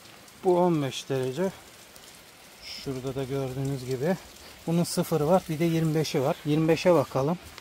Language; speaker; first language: Turkish; native; Turkish